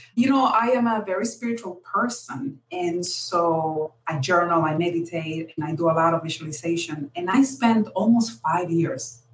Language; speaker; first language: English; non-native, fluent; Spanish